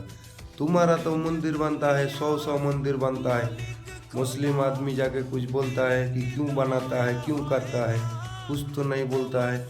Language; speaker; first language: Hindi; non-native, local second language; Bangla